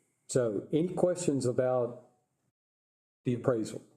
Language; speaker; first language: English; native; English